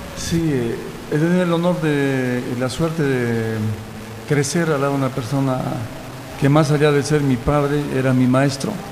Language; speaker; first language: Spanish; non-native, local second language; Quechua